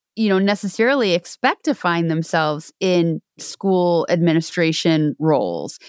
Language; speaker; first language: English; native; English